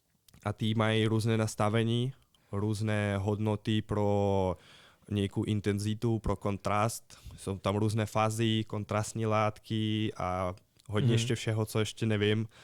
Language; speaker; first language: Czech; non-native, fluent; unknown